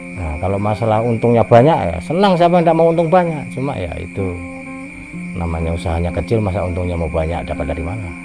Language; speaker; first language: Indonesian; non-native, local second language; Javanese